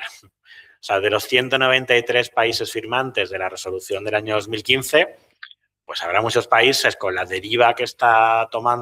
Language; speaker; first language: Spanish; native; Spanish